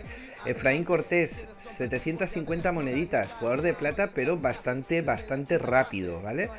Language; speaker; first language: Spanish; native; Spanish